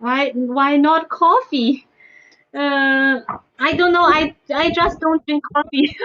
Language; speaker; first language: English; non-native, fluent; Chinese